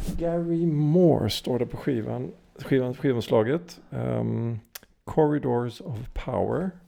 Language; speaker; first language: Swedish; early bilingual, heritage; Swedish